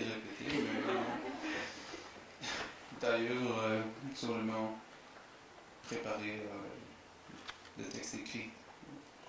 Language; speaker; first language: French; non-native, fluent; Dutch